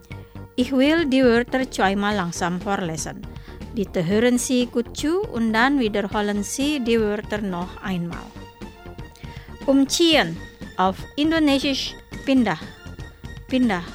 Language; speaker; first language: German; non-native, fluent; Indonesian